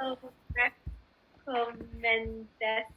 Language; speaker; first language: Spanish; non-native, learner; English